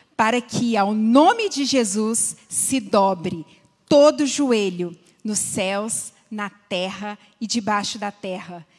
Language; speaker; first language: Portuguese; native; Portuguese